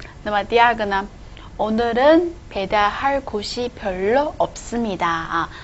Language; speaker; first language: Korean; non-native, fluent; Chinese